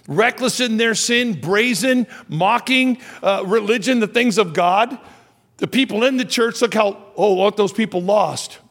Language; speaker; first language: English; native; English